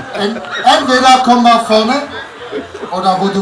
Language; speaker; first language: German; non-native, learner; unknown